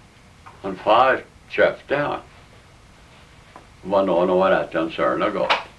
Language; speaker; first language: Norwegian; early bilingual, heritage; Norwegian